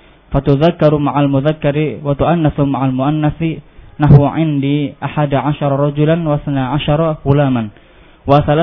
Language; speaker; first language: Arabic; non-native, fluent; Indonesian